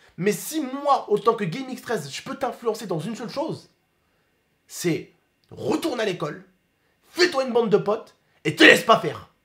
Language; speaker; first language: French; early bilingual, other home language; Arabic